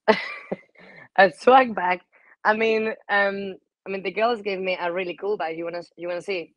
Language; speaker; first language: English; non-native, fluent; Spanish